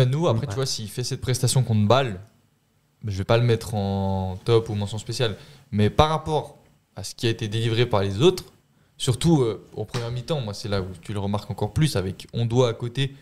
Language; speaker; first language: French; native; French